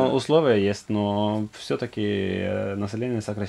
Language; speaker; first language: Russian; non-native, fluent; Norwegian